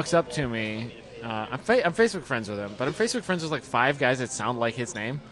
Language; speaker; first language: English; native; English